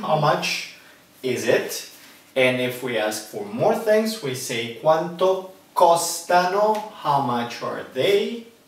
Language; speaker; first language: English; non-native, fluent; Italian